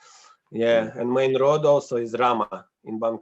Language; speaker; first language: English; non-native, fluent; Russian